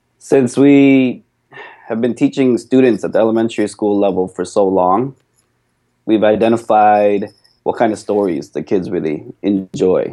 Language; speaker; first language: English; early bilingual, other home language; Korean